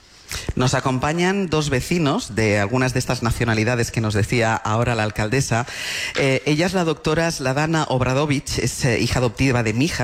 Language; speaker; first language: Spanish; native; Spanish